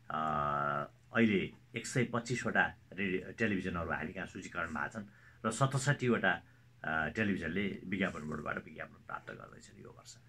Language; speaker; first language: Nepali; native; Nepali